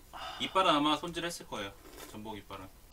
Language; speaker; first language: Korean; native; Korean